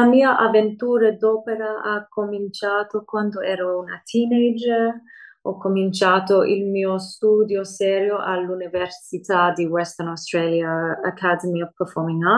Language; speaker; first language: Italian; early bilingual, heritage; English